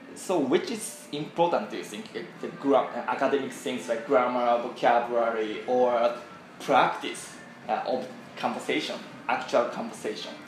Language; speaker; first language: English; non-native, learner; Japanese